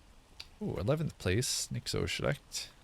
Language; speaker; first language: German; non-native, learner; English